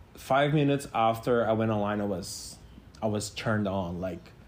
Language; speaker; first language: English; non-native, fluent; Portuguese